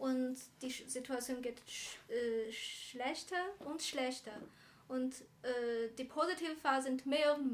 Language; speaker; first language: German; non-native, learner; Chinese